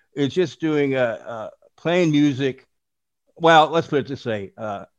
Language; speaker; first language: English; native; English